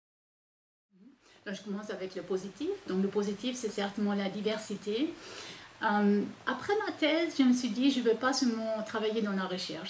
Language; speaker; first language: French; non-native, fluent; German